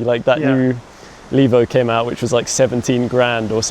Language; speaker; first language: English; native; English